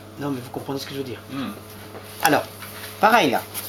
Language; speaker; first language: French; native; French